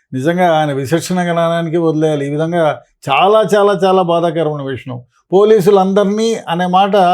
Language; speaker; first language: Telugu; native; Telugu